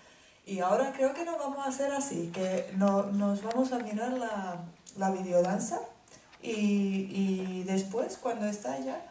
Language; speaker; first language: Spanish; non-native, fluent; Finnish